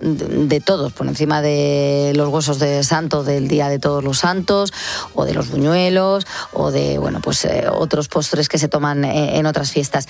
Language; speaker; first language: Spanish; native; Spanish